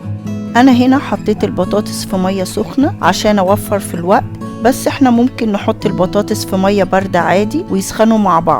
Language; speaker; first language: Arabic; native; Arabic